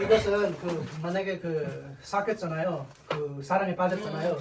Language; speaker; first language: Korean; non-native, fluent; Nepali